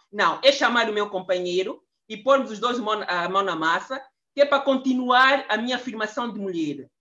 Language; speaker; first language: Portuguese; native; Portuguese